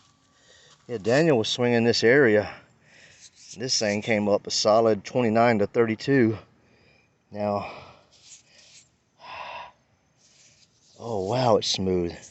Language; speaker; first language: English; native; English